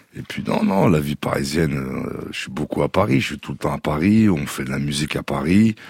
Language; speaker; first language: French; native; French